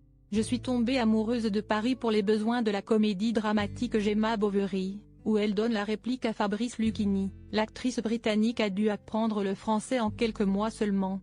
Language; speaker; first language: French; native; French